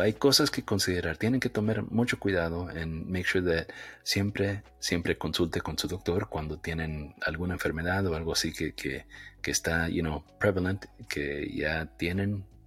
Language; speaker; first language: Spanish; early bilingual, heritage; Spanish